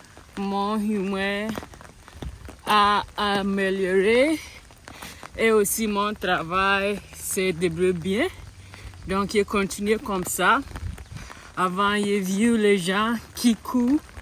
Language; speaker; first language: French; non-native, learner; English